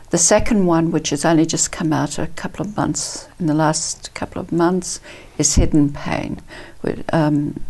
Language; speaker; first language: English; early bilingual, other home language; Italian